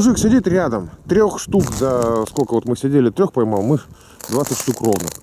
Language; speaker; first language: Russian; native; Russian